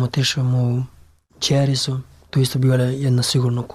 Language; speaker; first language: Serbian; non-native, learner; Pashto